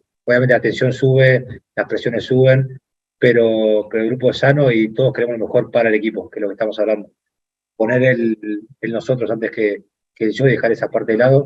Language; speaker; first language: Spanish; native; Spanish